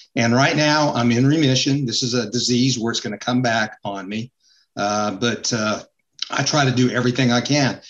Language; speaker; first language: English; native; English